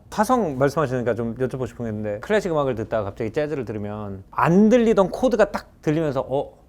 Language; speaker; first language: Korean; native; Korean